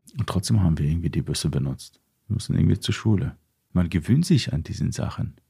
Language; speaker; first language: German; non-native, fluent; Arabic